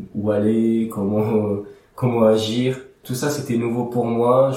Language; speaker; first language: French; early bilingual, other home language; Aramaic